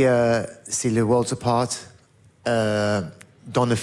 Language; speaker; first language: French; non-native, learner; English